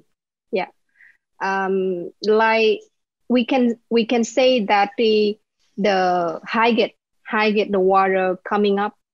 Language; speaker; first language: English; non-native, learner; Vietnamese